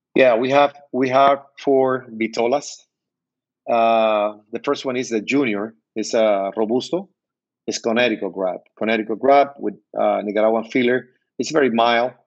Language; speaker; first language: English; non-native, learner; Spanish